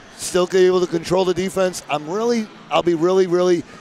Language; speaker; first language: English; native; English